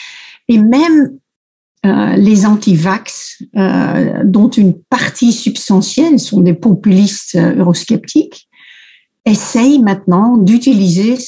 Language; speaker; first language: French; non-native, fluent; Dutch